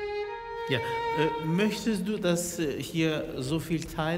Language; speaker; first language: German; non-native, fluent; Russian